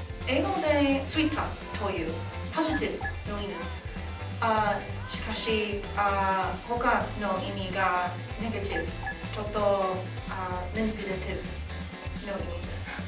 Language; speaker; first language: Japanese; non-native, learner; English